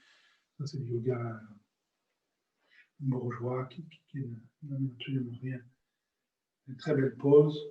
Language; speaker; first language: French; native; French